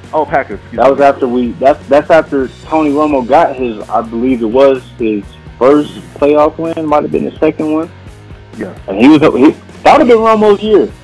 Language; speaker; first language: English; native; English